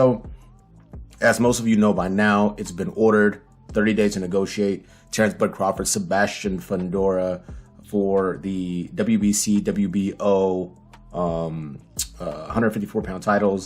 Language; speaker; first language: English; native; English